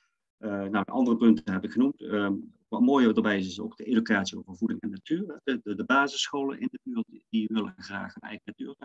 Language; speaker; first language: Dutch; native; Dutch